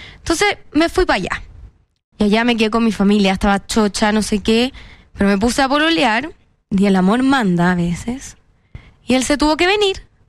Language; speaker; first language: Spanish; native; Spanish